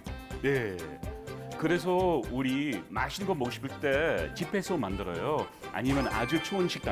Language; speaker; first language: Korean; non-native, fluent; English